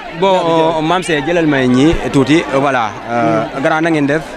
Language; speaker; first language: Wolof; non-native, local second language; Serer